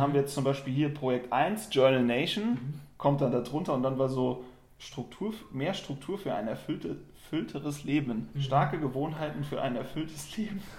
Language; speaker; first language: German; native; German